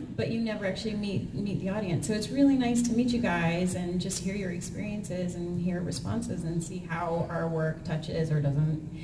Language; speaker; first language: English; native; English